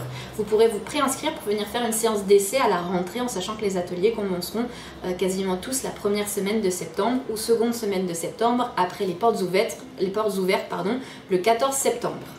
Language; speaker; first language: French; native; French